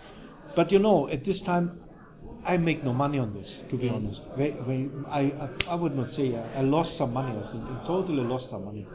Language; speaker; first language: English; non-native, fluent; German